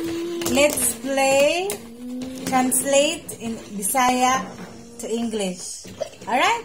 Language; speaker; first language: English; non-native, local second language; Cebuano